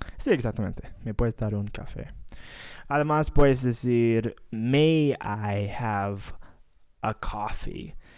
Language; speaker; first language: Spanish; non-native, fluent; English